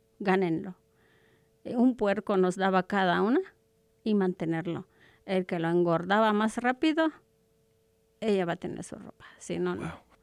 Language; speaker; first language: Spanish; non-native, local second language; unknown